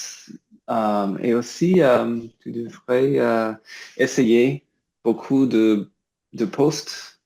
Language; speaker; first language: French; non-native, learner; English